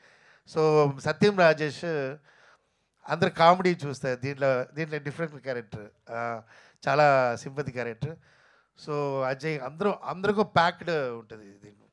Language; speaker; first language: Telugu; non-native, fluent; Tamil